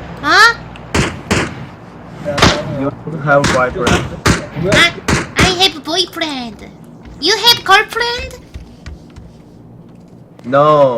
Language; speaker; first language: English; non-native, learner; Korean